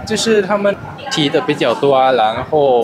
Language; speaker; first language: Chinese; non-native, fluent; Lao